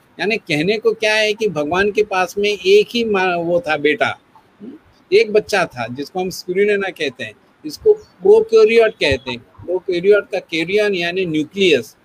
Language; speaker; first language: Hindi; non-native, local second language; Gujarati